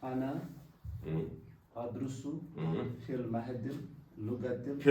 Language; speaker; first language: Arabic; non-native, learner; Kashmiri